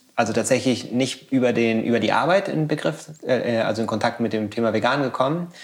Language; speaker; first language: German; non-native, fluent; Spanish